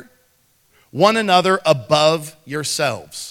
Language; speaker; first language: English; native; English